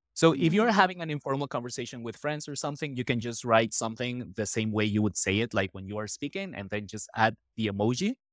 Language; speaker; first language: English; non-native, fluent; Spanish